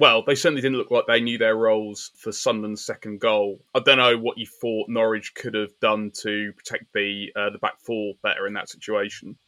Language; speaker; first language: English; native; English